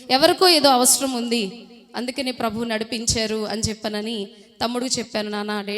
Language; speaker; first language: Telugu; non-native, fluent; Hindi